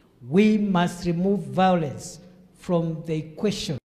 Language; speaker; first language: English; non-native, local second language; Meru